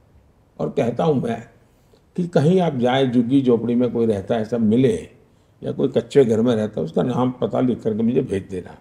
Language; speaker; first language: Hindi; non-native, local second language; Gujarati